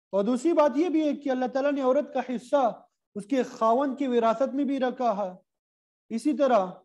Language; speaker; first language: Urdu; native; Urdu